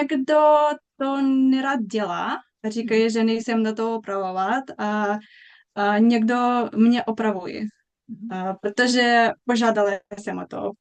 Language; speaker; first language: Czech; non-native, fluent; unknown